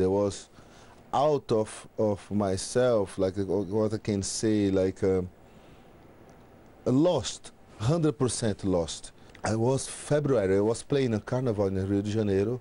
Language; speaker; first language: English; non-native, learner; Portuguese